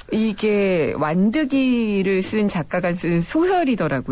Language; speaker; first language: Korean; native; Korean